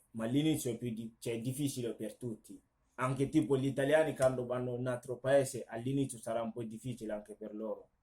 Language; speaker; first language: Italian; non-native, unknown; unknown